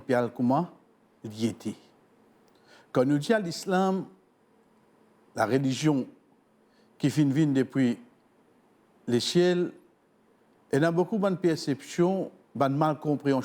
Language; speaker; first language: French; non-native, local second language; Morisyen